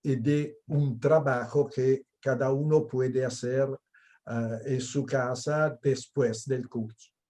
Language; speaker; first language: Spanish; non-native, fluent; Italian